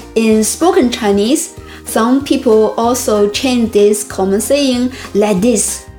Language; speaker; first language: English; non-native, fluent; Chinese